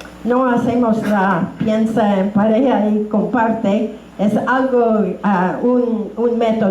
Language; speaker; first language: Spanish; non-native, fluent; English